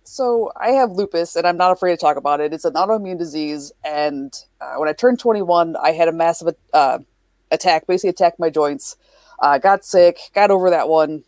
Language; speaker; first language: English; native; English